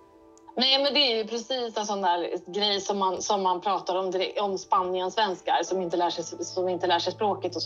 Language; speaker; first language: Swedish; native; Swedish